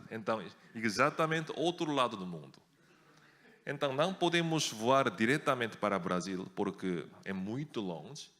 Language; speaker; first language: Portuguese; non-native, fluent; Korean